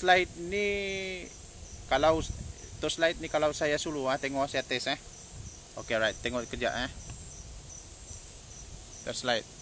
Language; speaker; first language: Malay; native; Malay